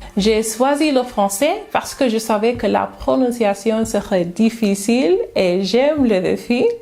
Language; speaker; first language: French; non-native, learner; English